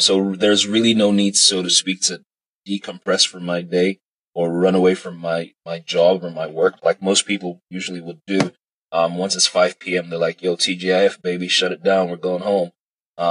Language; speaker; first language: English; native; English